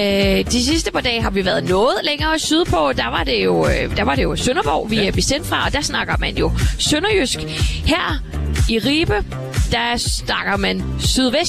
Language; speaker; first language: Danish; native; Danish